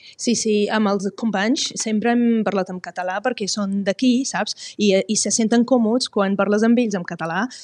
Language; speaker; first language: Catalan; non-native, fluent; Arabic